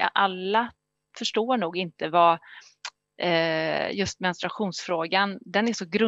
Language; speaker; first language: Swedish; native; Swedish